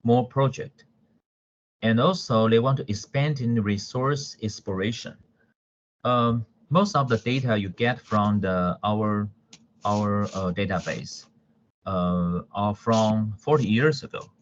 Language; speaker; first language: English; non-native, fluent; Chinese